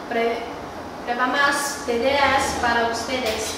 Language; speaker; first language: Spanish; non-native, learner; Chinese